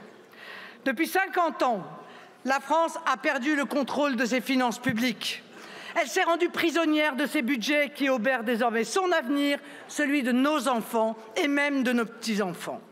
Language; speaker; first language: French; native; French